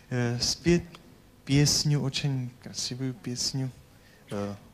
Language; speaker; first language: Russian; non-native, fluent; Czech